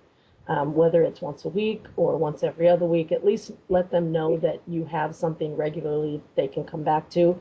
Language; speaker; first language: English; native; English